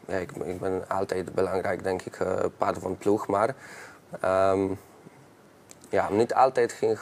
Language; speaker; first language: Dutch; non-native, learner; Polish